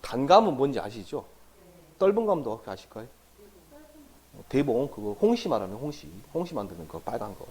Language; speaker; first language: Korean; native; Korean